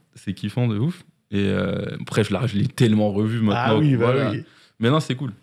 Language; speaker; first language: French; native; French